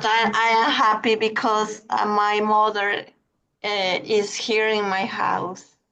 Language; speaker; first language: English; non-native, learner; Spanish